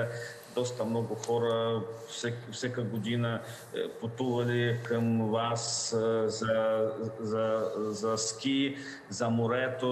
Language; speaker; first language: Bulgarian; non-native, fluent; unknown